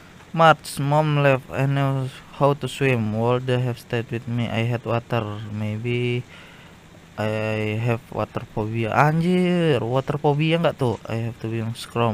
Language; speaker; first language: English; non-native, learner; Indonesian